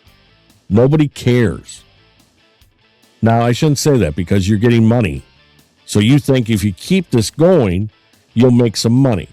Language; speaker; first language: English; native; English